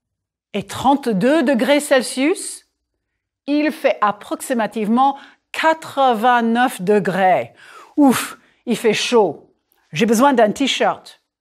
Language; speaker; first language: French; non-native, fluent; English